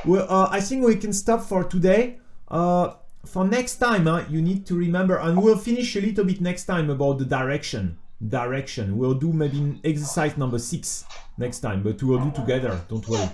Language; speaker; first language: English; non-native, fluent; French